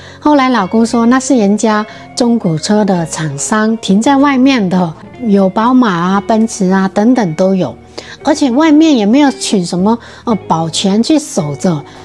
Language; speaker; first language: Chinese; native; Chinese